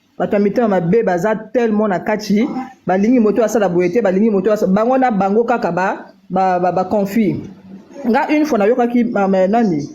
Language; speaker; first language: Lingala; native; Lingala